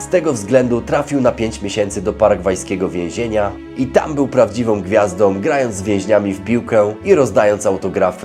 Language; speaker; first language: Polish; native; Polish